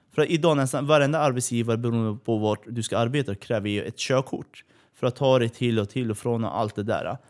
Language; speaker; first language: Swedish; early bilingual, other home language; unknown